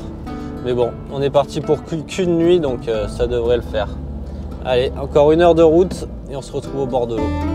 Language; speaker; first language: French; native; French